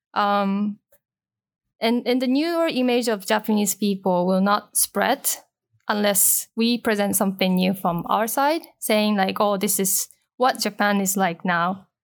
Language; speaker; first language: English; non-native, fluent; Japanese